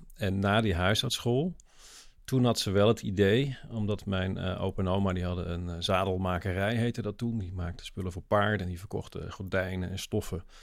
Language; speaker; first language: Dutch; native; Dutch